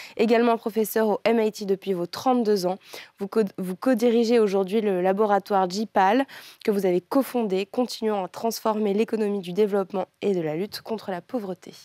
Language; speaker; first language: French; native; French